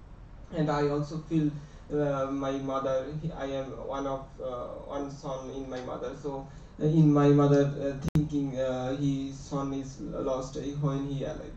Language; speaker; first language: English; non-native, learner; Bangla